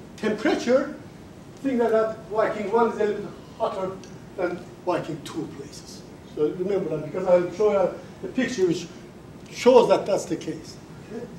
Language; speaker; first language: English; non-native, fluent; Azerbaijani